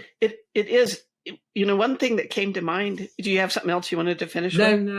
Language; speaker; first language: English; native; English